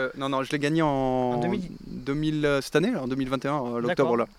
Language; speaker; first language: French; native; French